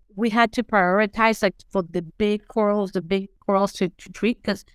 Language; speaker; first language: English; non-native, fluent; Spanish